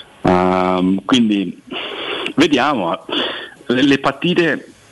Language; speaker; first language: Italian; non-native, fluent; English